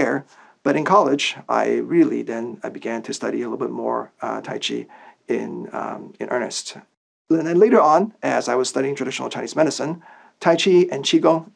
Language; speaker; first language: English; non-native, local second language; Cantonese